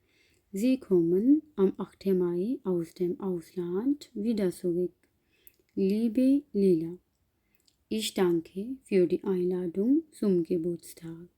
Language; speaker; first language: German; non-native, learner; Urdu